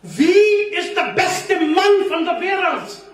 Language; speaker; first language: Dutch; non-native, learner; Urdu